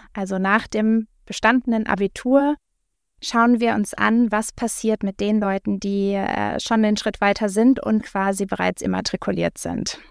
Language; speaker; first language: German; native; German